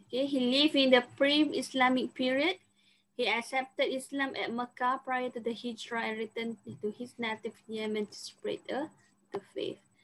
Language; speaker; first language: English; non-native, local second language; Malay